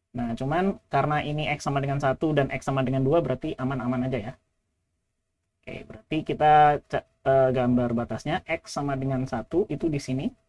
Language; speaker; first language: Indonesian; native; Indonesian